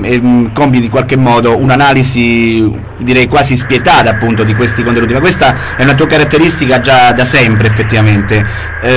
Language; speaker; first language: Italian; native; Italian